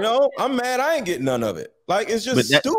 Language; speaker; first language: English; native; English